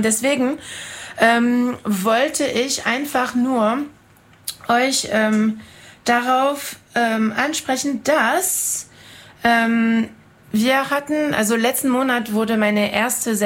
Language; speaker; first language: German; non-native, fluent; French